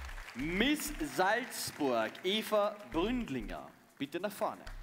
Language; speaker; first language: German; native; German